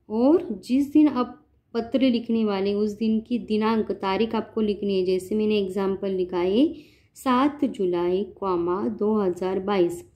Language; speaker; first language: Hindi; non-native, local second language; Marathi